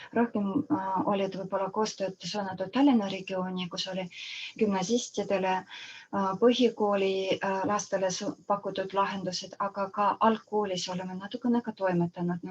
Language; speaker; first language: Estonian; non-native, local second language; Russian